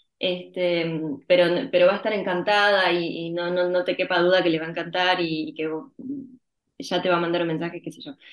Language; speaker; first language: Spanish; early bilingual, other home language; Ukrainian